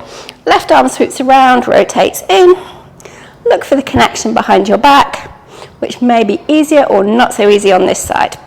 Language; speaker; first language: English; native; English